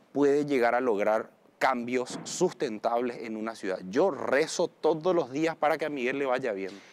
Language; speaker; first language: Spanish; native; Spanish